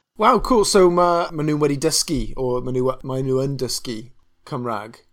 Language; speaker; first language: Welsh; non-native, local second language; English